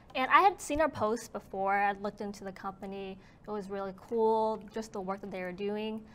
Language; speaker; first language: English; native; English